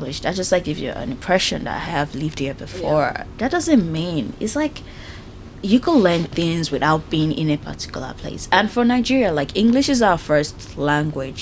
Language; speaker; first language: English; non-native, local second language; Yoruba